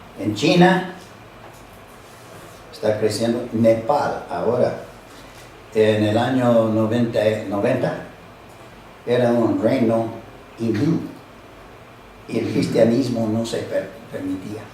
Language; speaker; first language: Spanish; non-native, fluent; English